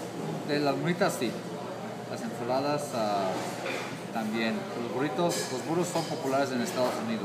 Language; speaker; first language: Spanish; early bilingual, heritage; Spanish